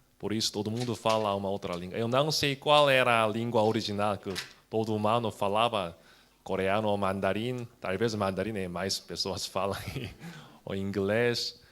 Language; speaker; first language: Portuguese; non-native, fluent; Korean